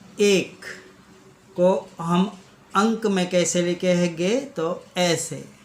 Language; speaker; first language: Hindi; non-native, local second language; Gujarati